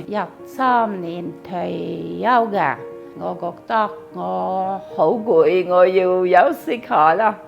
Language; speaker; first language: Cantonese; non-native, fluent; Norwegian